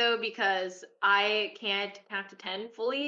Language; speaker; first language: English; early bilingual, other home language; Korean